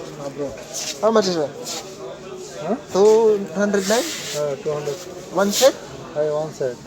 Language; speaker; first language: English; non-native, learner; Filipino